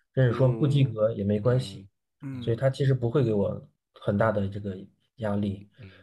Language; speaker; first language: Chinese; native; Chinese